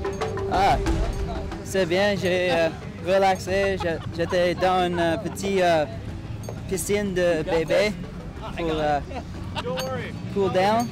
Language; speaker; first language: French; non-native, learner; English